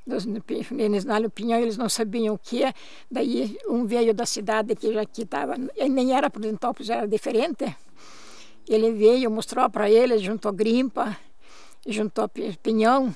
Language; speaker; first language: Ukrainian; early bilingual, heritage; Ukrainian